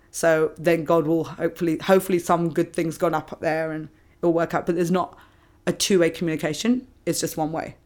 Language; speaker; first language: English; native; English